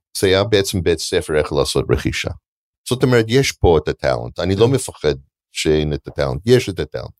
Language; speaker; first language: Hebrew; non-native, fluent; English